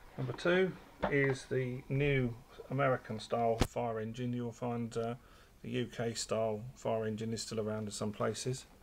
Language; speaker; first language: English; native; English